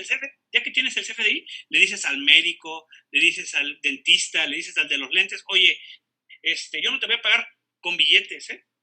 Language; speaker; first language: Spanish; native; Spanish